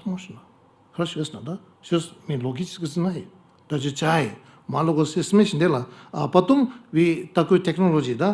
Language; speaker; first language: Russian; non-native, learner; Tibetan